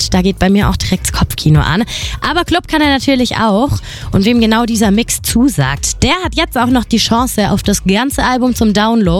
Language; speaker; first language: German; native; German